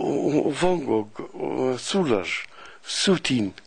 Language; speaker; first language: French; non-native, local second language; Arabic